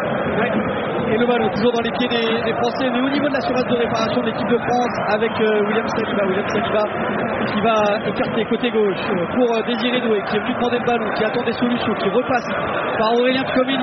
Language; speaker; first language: French; native; French